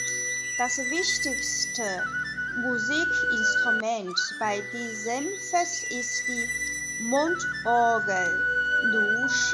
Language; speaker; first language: German; non-native, fluent; Chinese